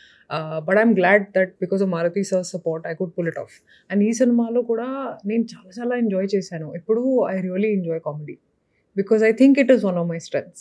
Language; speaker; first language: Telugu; non-native, local second language; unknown